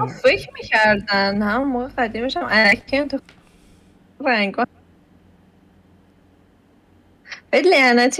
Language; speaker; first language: Persian; native; Persian